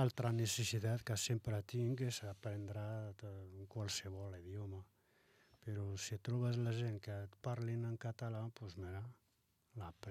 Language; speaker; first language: Catalan; non-native, learner; Arabic